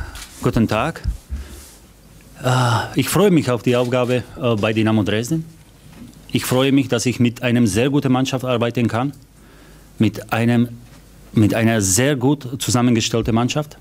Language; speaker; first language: German; non-native, fluent; Slovak